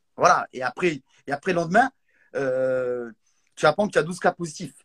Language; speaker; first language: French; non-native, local second language; Arabic